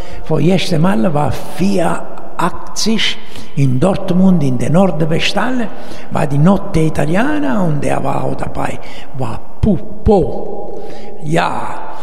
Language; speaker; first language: German; non-native, learner; Italian